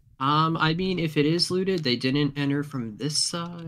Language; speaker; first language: English; native; English